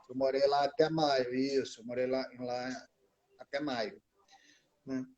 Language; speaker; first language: Portuguese; native; Portuguese